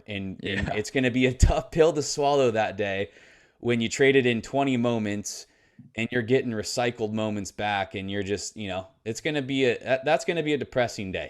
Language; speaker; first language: English; native; English